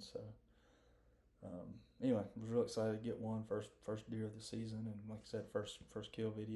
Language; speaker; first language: English; native; English